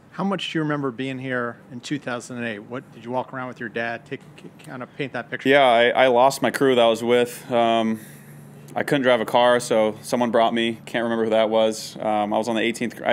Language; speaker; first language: English; native; English